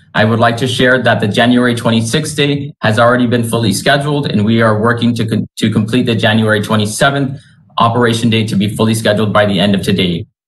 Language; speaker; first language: English; native; English